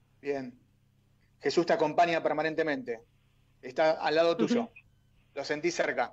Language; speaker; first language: Spanish; native; Spanish